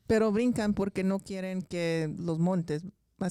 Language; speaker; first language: Spanish; early bilingual, heritage; English